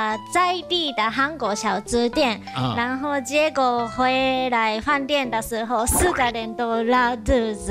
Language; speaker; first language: Chinese; non-native, fluent; Japanese